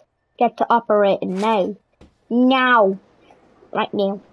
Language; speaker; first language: English; native; English